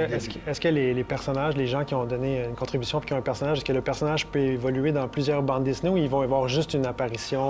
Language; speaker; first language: French; native; French